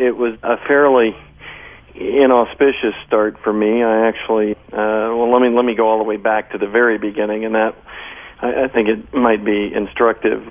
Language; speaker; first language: English; native; English